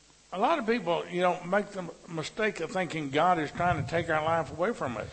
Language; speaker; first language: English; native; English